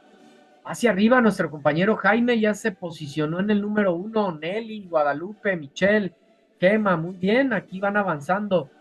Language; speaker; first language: Spanish; native; Spanish